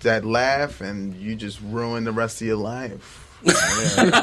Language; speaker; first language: English; native; English